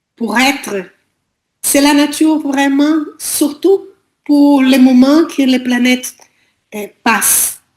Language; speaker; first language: French; non-native, learner; Portuguese